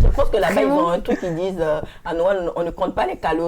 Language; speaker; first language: French; non-native, local second language; Ewe